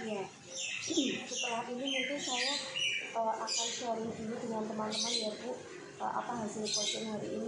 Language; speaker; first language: Indonesian; native; Indonesian